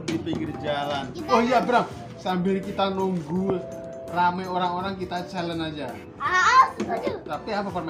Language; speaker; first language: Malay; non-native, local second language; Javanese